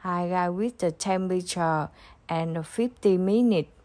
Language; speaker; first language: English; non-native, learner; Vietnamese